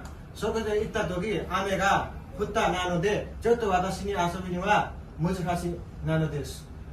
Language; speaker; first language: Japanese; non-native, learner; Nepali